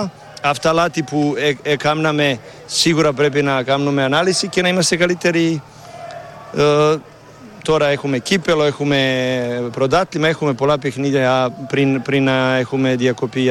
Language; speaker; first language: Greek; non-native, learner; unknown